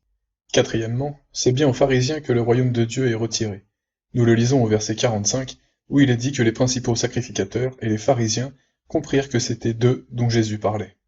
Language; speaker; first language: French; native; French